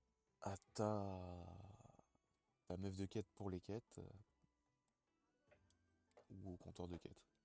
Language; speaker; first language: French; native; French